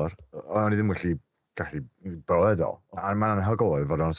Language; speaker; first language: Welsh; non-native, local second language; English